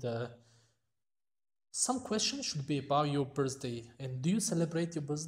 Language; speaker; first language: English; non-native, fluent; Tajik